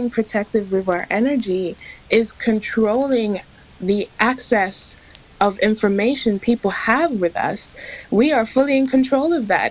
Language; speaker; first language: English; native; English